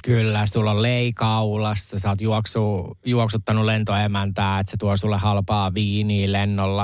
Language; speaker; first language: Finnish; native; Finnish